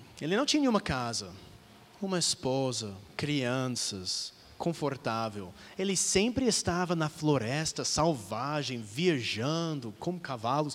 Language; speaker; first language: Portuguese; non-native, fluent; English